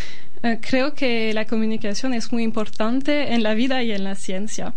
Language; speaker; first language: Spanish; non-native, fluent; Albanian